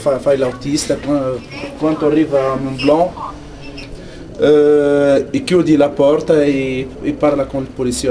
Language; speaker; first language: Italian; non-native, learner; Arabic